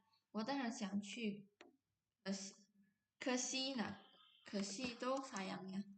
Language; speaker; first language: Chinese; non-native, fluent; Indonesian